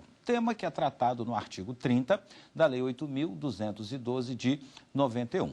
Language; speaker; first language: Portuguese; native; Portuguese